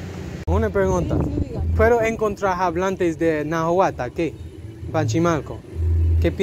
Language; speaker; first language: Spanish; non-native, learner; English